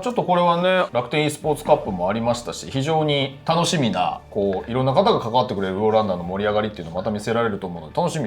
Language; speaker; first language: Japanese; native; Japanese